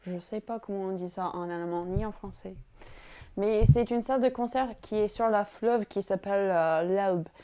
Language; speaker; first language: French; non-native, fluent; English